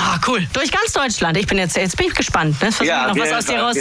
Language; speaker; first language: German; native; German